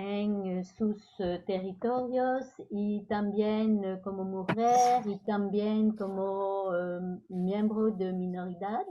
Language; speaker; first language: Spanish; non-native, learner; French